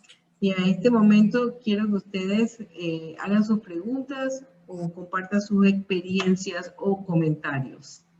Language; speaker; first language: Spanish; early bilingual, heritage; Spanish